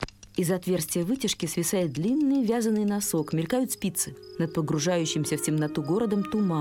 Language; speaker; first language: Russian; native; Russian